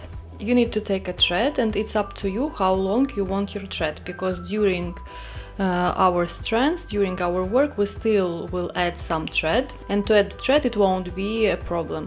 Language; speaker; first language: English; non-native, fluent; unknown